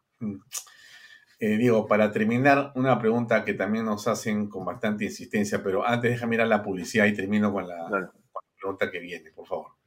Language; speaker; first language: Spanish; native; Spanish